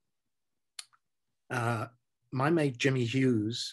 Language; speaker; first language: English; native; English